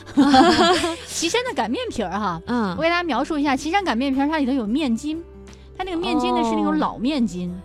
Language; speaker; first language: Chinese; native; Chinese